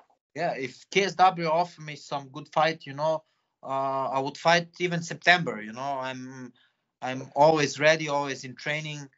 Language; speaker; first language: English; non-native, fluent; Serbian